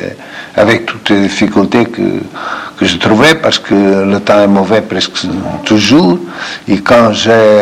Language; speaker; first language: French; non-native, fluent; Portuguese